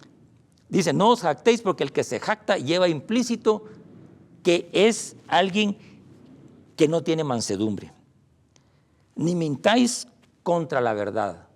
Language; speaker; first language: Spanish; native; Spanish